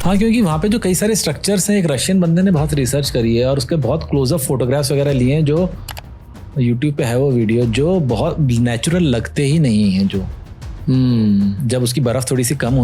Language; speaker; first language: Hindi; native; Hindi